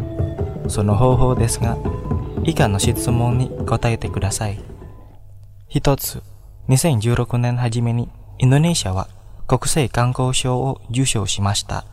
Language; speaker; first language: Japanese; non-native, fluent; Indonesian